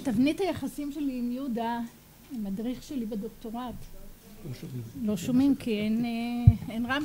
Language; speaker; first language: Hebrew; native; Hebrew